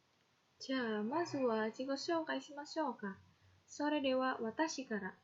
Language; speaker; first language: Japanese; non-native, learner; Indonesian